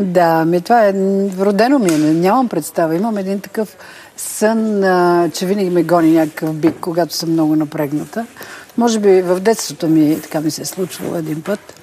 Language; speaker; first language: Bulgarian; native; Bulgarian